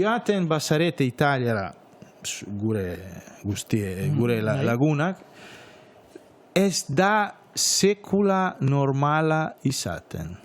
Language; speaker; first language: Basque; non-native, fluent; Italian